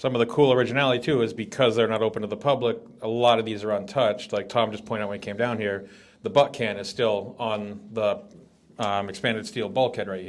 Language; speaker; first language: English; native; English